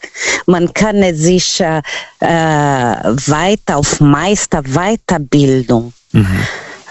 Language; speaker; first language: German; non-native, learner; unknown